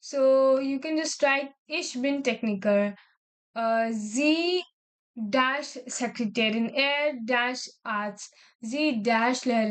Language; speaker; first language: German; non-native, fluent; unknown